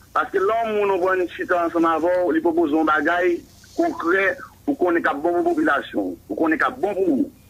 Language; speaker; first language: Haitian Creole; native; Haitian Creole